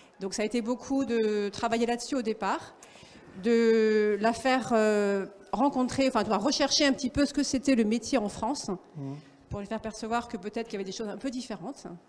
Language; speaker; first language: French; native; French